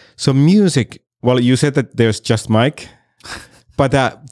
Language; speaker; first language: English; non-native, fluent; Finnish